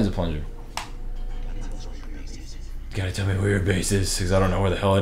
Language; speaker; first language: English; native; English